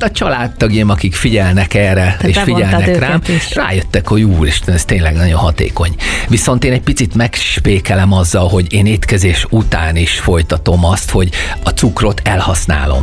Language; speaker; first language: Hungarian; native; Hungarian